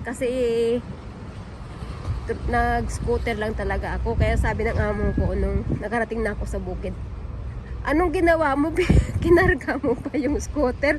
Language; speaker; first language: Filipino; native; Filipino